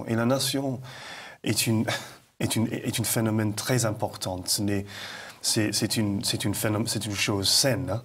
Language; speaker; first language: French; non-native, fluent; English